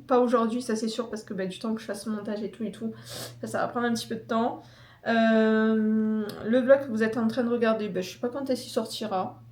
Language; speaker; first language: French; native; French